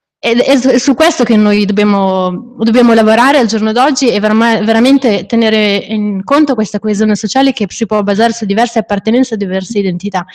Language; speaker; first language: Italian; early bilingual, other home language; Arabic